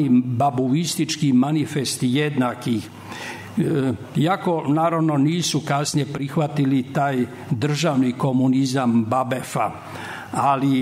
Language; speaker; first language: Serbian; native; Serbian